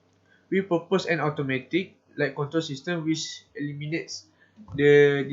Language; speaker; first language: English; non-native, local second language; Malay